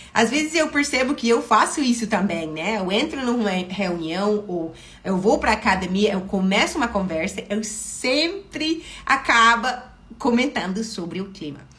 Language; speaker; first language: Portuguese; non-native, fluent; English